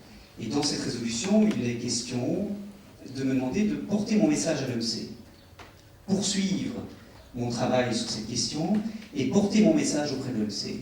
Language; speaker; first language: French; native; French